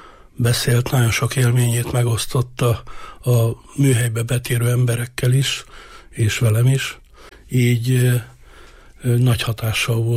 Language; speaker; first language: Hungarian; native; Hungarian